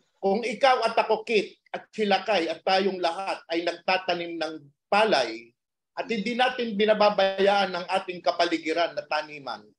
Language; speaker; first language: Filipino; native; Filipino